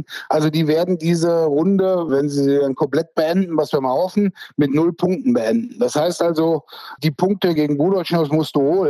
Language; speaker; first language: German; native; German